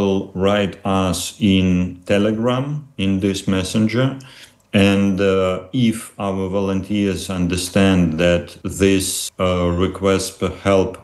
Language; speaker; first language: English; non-native, fluent; Russian